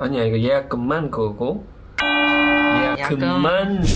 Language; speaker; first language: Korean; native; Korean